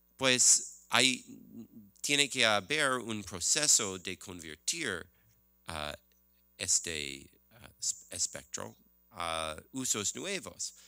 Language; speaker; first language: Spanish; non-native, learner; English